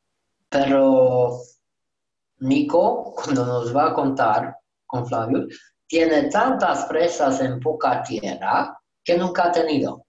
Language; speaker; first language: Spanish; non-native, learner; Romanian